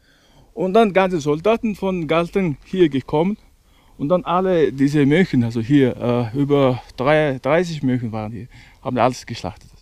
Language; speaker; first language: German; non-native, learner; Mongolian